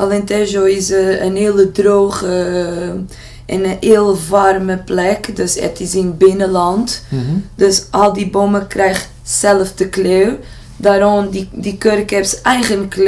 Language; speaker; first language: Dutch; non-native, learner; Portuguese